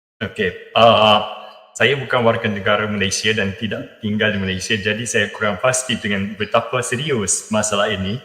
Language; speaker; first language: Malay; non-native, fluent; Japanese